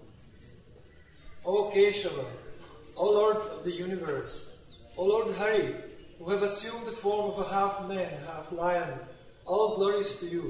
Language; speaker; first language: English; non-native, local second language; Tamil